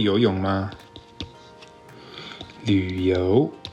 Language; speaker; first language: Chinese; non-native, learner; English